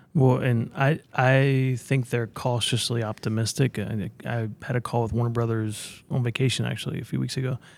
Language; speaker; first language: English; native; English